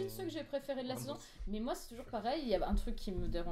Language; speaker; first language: French; native; French